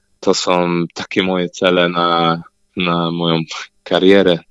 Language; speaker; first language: Polish; early bilingual, heritage; Polish